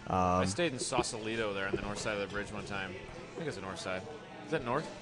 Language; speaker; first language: English; native; English